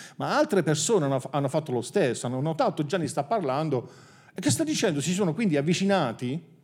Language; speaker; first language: Italian; native; Italian